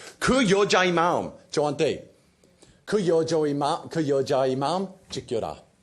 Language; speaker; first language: Korean; non-native, fluent; English